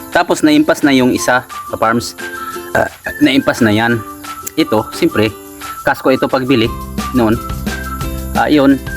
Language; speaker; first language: Filipino; non-native, fluent; Cebuano